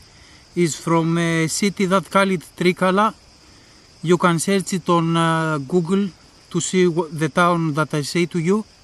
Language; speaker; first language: English; non-native, learner; Greek